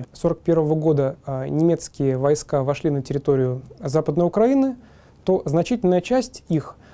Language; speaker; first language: Russian; native; Russian